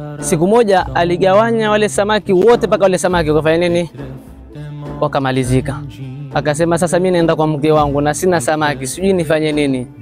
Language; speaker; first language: Swahili; native; Swahili